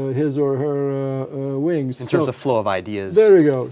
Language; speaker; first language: English; non-native, fluent; Romanian